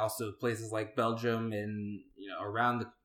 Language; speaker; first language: English; native; English